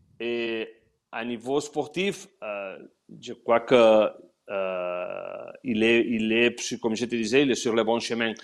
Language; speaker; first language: French; non-native, learner; Spanish